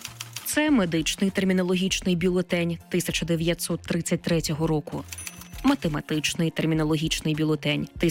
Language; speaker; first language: Ukrainian; native; Ukrainian